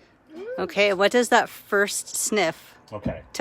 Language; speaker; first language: English; native; English